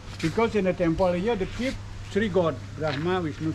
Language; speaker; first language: English; non-native, learner; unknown